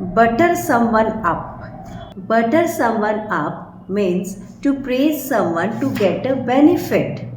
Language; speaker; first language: Hindi; native; Hindi